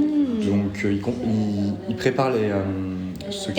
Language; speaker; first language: French; native; French